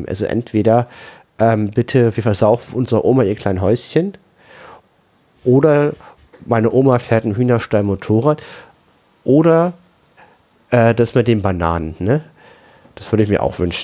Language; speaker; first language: German; native; German